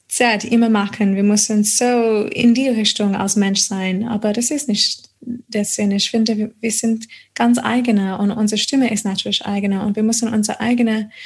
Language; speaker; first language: German; non-native, fluent; English